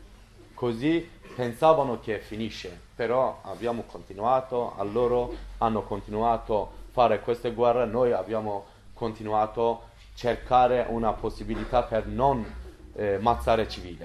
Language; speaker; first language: Italian; non-native, learner; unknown